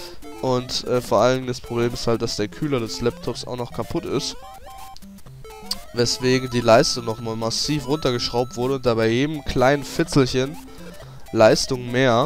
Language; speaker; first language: German; native; German